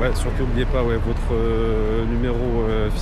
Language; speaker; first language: French; native; French